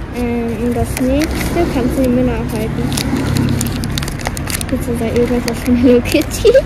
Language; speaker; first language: German; early bilingual, other home language; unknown